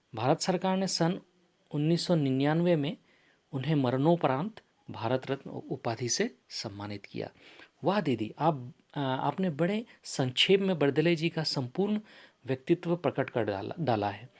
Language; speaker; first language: Hindi; non-native, local second language; Assamese